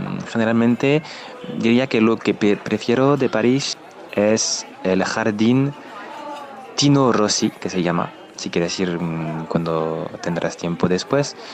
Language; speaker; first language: Spanish; non-native, fluent; French